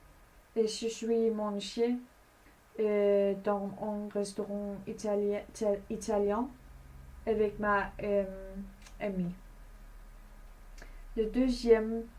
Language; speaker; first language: French; non-native, learner; Danish